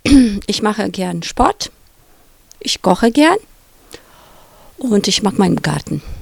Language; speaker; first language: German; non-native, fluent; Russian